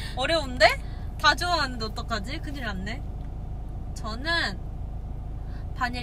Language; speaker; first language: Korean; non-native, fluent; Japanese